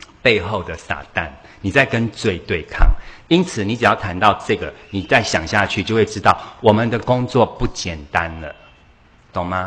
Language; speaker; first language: Chinese; native; Chinese